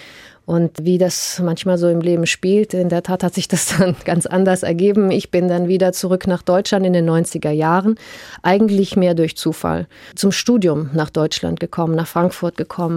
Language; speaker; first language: German; early bilingual, heritage; German